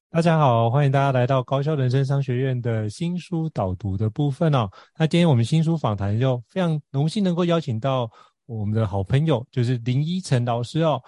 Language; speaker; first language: Chinese; native; Chinese